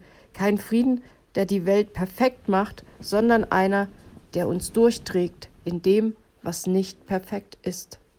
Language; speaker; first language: German; native; German